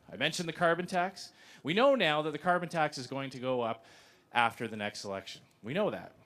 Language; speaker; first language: English; native; English